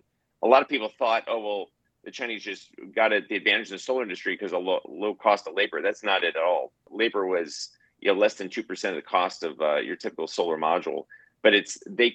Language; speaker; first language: English; native; English